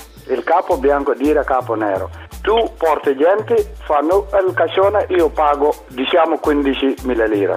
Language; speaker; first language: Italian; non-native, learner; Arabic